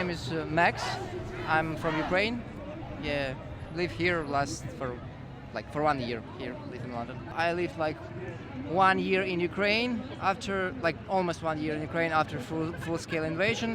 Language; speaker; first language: English; non-native, fluent; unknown